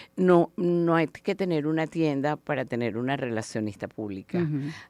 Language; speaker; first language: Spanish; native; Spanish